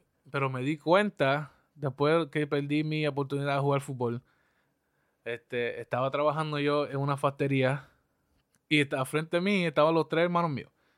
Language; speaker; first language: Spanish; early bilingual, other home language; English